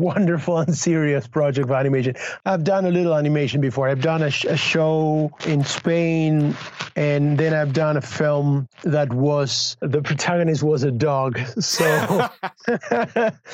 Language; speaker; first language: English; non-native, fluent; Spanish